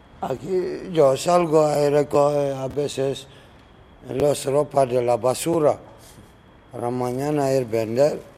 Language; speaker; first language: Spanish; non-native, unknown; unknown